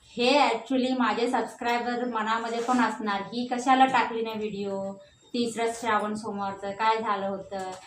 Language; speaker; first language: Marathi; non-native, local second language; Hindi